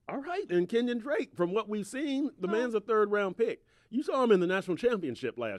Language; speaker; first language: English; native; English